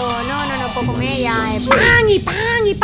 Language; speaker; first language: Spanish; native; Spanish